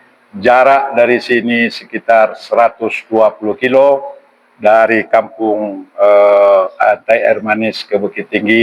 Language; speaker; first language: Indonesian; non-native, local second language; Minangkabau